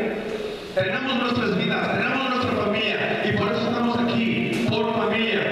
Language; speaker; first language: Spanish; early bilingual, heritage; Spanish